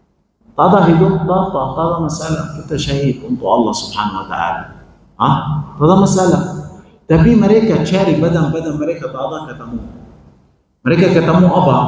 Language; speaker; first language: Indonesian; non-native, fluent; Arabic